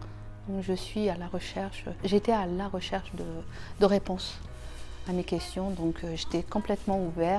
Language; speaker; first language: French; native; French